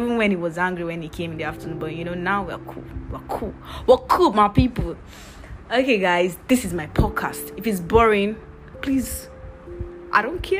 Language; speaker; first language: English; non-native, local second language; Yoruba